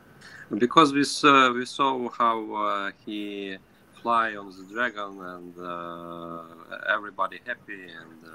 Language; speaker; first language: English; non-native, learner; Ukrainian